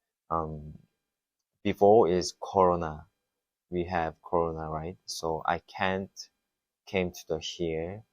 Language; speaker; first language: English; non-native, learner; Korean